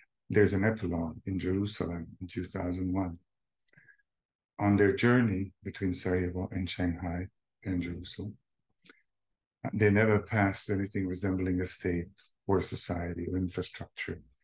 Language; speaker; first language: English; non-native, fluent; Bosnian